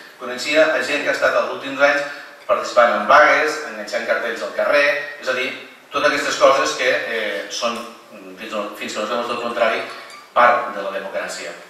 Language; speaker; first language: Catalan; native; Catalan